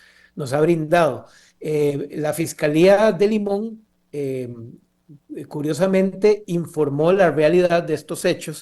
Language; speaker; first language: Spanish; native; Spanish